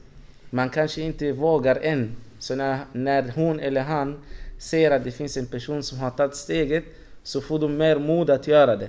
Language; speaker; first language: Swedish; non-native, fluent; Arabic